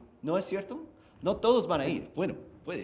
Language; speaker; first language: Spanish; non-native, fluent; English